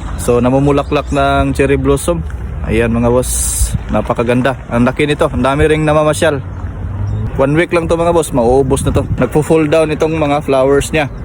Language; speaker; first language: Filipino; native; Filipino